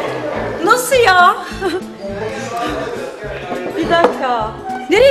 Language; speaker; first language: Turkish; native; Turkish